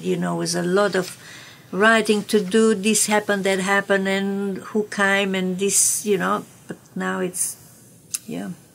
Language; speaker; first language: English; non-native, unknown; Slovenian